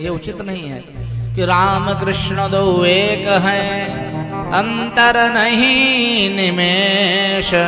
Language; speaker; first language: Hindi; native; Hindi